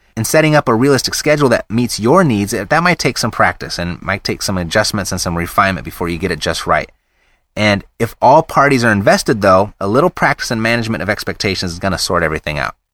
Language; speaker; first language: English; native; English